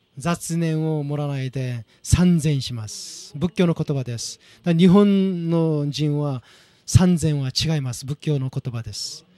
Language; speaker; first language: Japanese; non-native, fluent; Korean